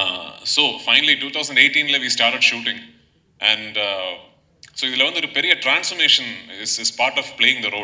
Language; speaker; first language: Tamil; non-native, fluent; Malayalam